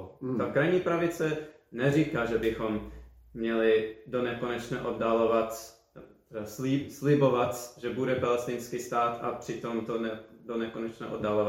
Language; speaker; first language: Czech; non-native, fluent; English